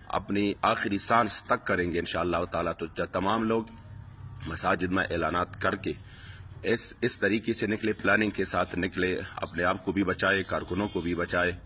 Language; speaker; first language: Urdu; non-native, local second language; Punjabi